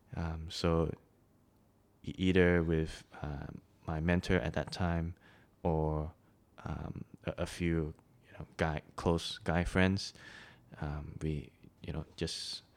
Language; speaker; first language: English; non-native, local second language; Chinese